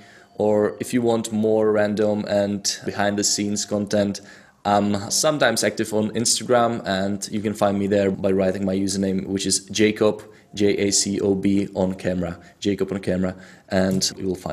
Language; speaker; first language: English; non-native, fluent; Czech